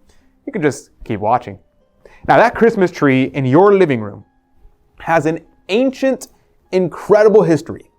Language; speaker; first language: English; native; English